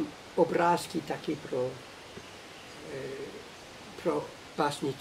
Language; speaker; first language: Czech; non-native, learner; English